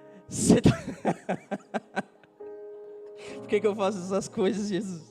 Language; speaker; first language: Portuguese; native; Portuguese